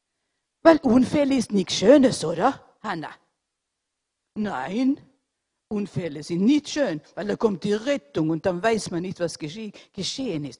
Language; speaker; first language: German; non-native, fluent; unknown